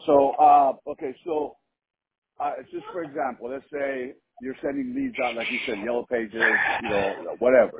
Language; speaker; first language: English; early bilingual, other home language; Spanish